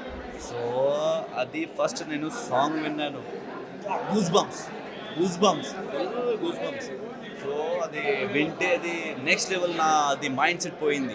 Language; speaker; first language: Telugu; non-native, learner; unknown